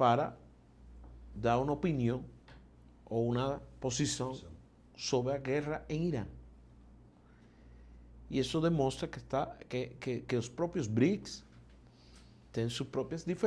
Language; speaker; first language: Portuguese; non-native, fluent; Spanish